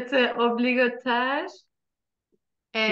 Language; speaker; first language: French; non-native, learner; Turkish